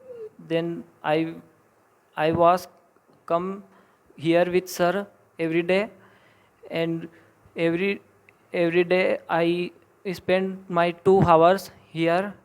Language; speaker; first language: English; non-native, learner; Hindi